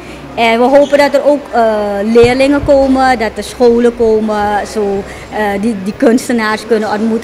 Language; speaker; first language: Dutch; native; Dutch